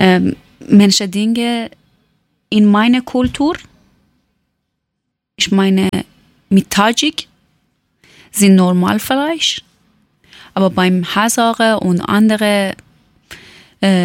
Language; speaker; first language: German; non-native, learner; Persian